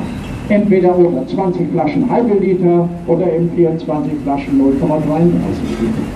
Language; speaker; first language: German; native; German